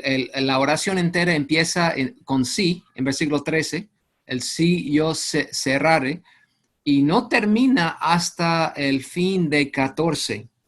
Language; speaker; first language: Spanish; non-native, fluent; English